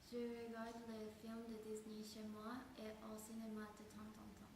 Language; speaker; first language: French; non-native, learner; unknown